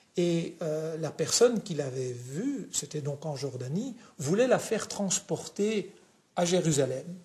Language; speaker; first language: French; non-native, local second language; Dutch